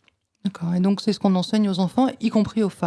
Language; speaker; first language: French; native; French